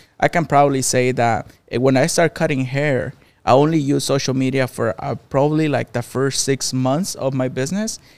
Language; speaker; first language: English; non-native, fluent; Spanish